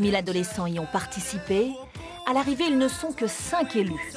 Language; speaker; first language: French; native; French